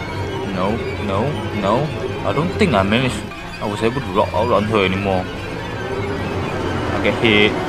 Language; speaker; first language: English; non-native, fluent; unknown